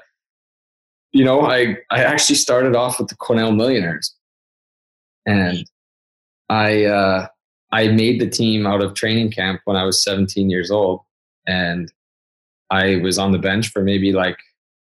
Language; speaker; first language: English; native; English